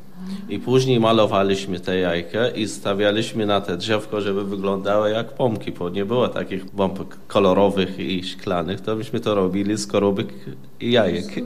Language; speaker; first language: Polish; non-native, fluent; Arabic